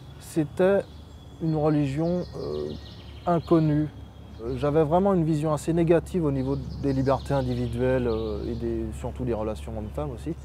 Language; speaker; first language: French; native; French